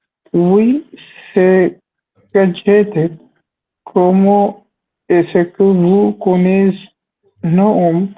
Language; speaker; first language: French; non-native, learner; Hindi